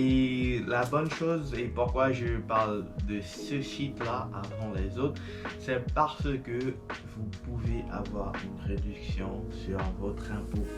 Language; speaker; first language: French; non-native, fluent; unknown